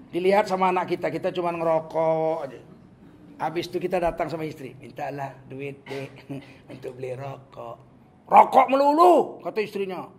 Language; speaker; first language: Indonesian; native; Indonesian